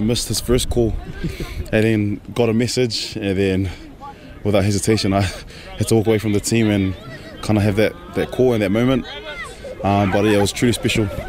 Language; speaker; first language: English; native; English